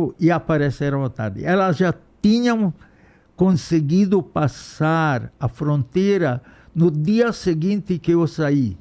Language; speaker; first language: Portuguese; non-native, fluent; Hungarian